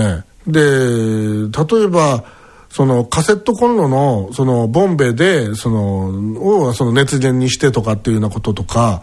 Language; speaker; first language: Japanese; native; Japanese